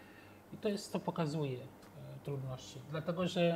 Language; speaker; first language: Polish; non-native, fluent; Wolof